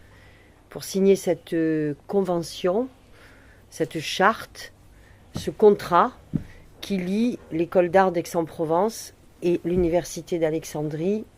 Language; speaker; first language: French; native; French